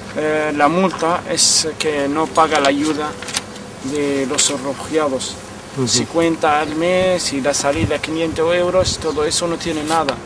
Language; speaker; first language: Spanish; non-native, fluent; Arabic